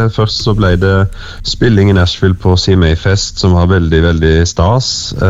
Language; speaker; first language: Norwegian; native; Norwegian